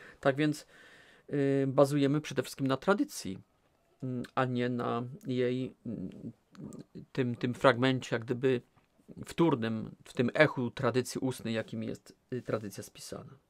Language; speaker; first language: Polish; native; Polish